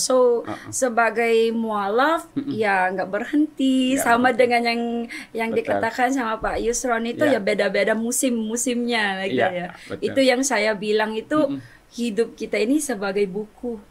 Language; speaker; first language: Indonesian; non-native, fluent; German